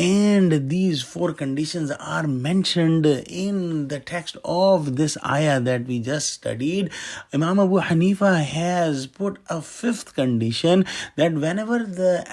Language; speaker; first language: English; non-native, local second language; Urdu